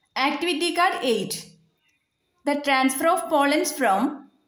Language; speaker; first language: English; non-native, local second language; Malayalam